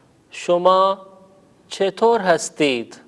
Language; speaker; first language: Persian; non-native, fluent; Urdu